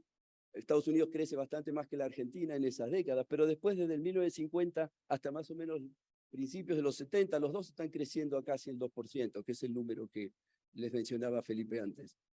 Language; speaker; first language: Spanish; native; Spanish